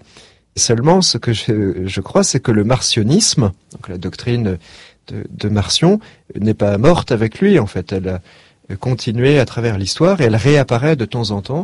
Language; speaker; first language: French; native; French